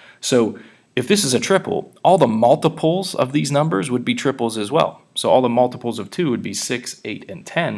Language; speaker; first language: English; native; English